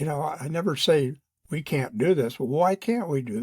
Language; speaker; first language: English; native; English